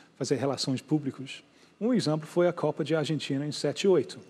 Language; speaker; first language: Portuguese; non-native, fluent; English